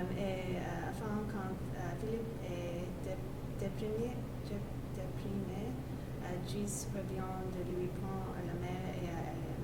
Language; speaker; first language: French; non-native, learner; English